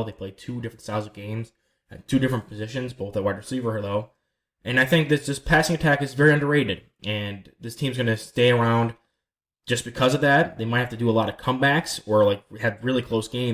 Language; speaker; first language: English; native; English